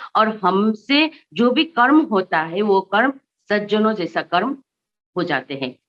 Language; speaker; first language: Hindi; non-native, local second language; Nepali